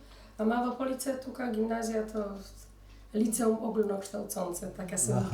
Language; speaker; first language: Macedonian; early bilingual, heritage; Polish